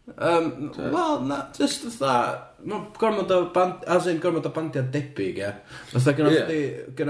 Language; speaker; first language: Welsh; native; Welsh